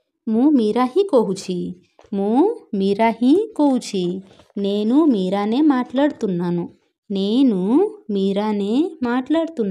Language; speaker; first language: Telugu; non-native, local second language; Odia